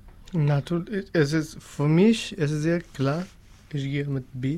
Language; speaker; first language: German; non-native, learner; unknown